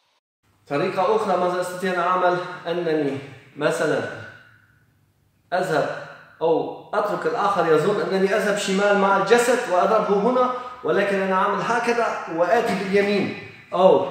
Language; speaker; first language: Arabic; non-native, fluent; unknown